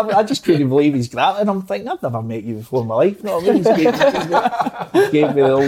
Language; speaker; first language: English; native; English